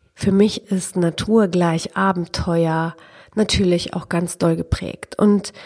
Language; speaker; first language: German; early bilingual, other home language; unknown